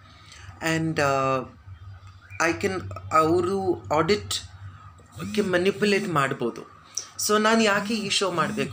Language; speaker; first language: Kannada; non-native, learner; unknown